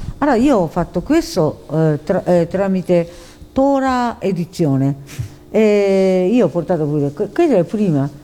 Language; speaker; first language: Italian; non-native, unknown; Japanese